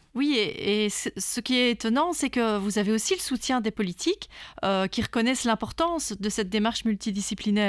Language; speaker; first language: French; native; French